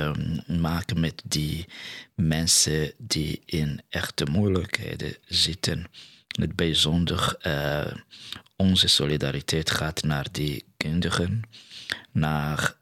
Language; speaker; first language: Dutch; non-native, fluent; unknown